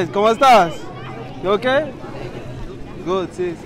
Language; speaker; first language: Spanish; non-native, learner; English